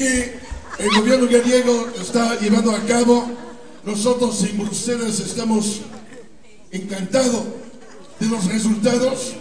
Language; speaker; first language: Spanish; non-native, fluent; Italian